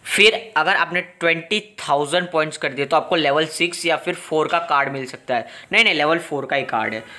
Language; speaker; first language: Hindi; non-native, local second language; Gujarati